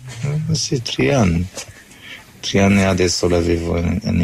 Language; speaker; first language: Italian; non-native, learner; Arabic